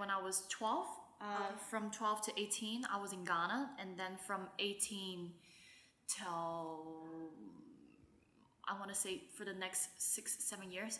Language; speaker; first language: English; non-native, local second language; Wu Chinese